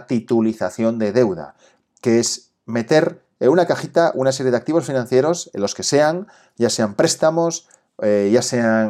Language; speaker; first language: Spanish; native; Spanish